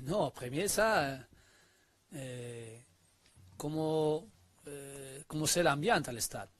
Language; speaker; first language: French; non-native, learner; Spanish